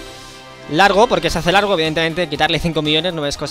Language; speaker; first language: Spanish; native; Spanish